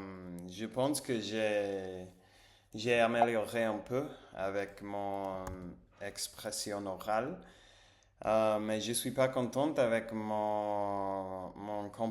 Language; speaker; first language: French; non-native, learner; English